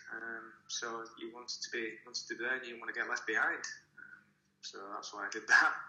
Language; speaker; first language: English; native; English